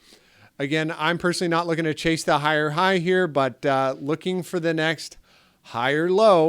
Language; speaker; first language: English; native; English